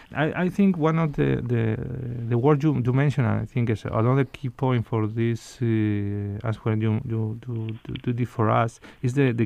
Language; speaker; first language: English; non-native, fluent; Spanish